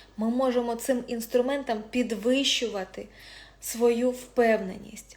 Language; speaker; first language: Ukrainian; non-native, local second language; Russian